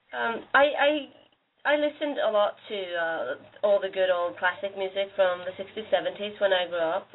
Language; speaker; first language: English; non-native, fluent; Norwegian